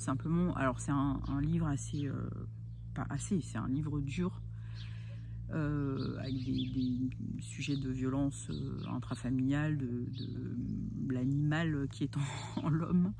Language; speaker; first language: French; native; French